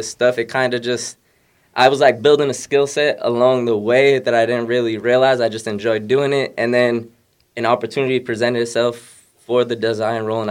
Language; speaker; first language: English; native; English